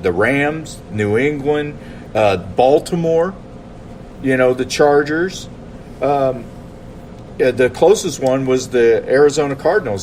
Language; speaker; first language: English; native; English